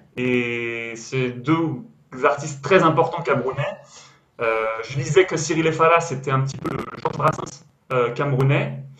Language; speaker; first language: French; native; French